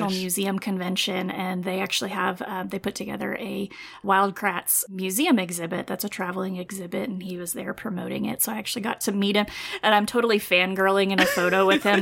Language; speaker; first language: English; native; English